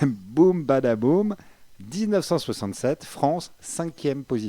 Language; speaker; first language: French; native; French